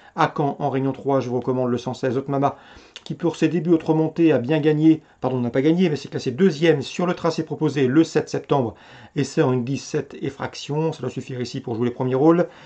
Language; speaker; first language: French; native; French